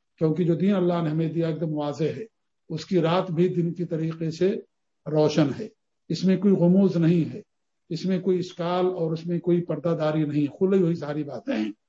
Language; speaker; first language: Urdu; native; Urdu